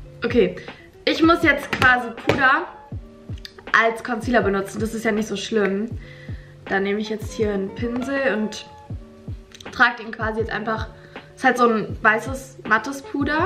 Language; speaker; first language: German; native; German